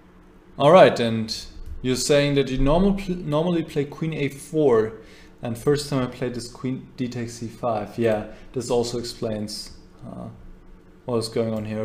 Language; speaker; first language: English; non-native, fluent; German